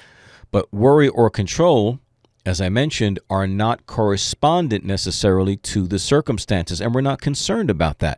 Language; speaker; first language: English; native; English